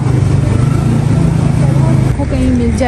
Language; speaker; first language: Chinese; non-native, learner; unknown